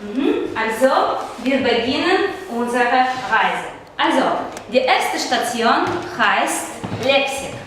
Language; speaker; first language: German; non-native, fluent; Russian